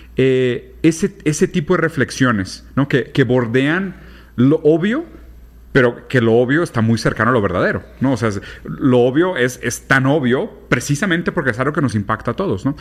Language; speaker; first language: Spanish; native; Spanish